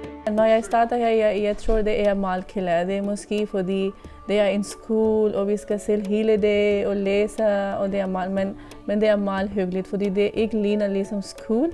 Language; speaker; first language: Danish; non-native, learner; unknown